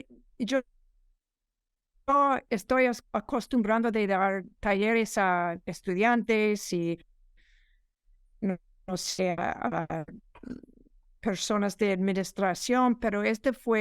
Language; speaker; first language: Spanish; non-native, fluent; English